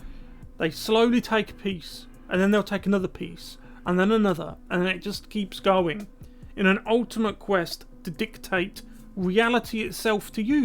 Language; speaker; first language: English; native; English